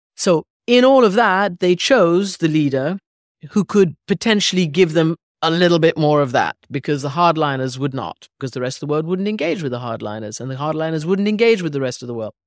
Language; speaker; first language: English; early bilingual, other home language; Persian